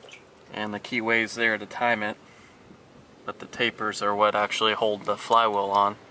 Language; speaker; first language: English; native; English